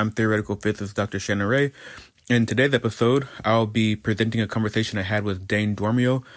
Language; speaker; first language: English; native; English